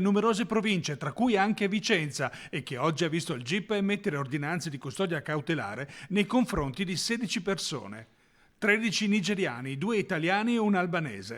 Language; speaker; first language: Italian; native; Italian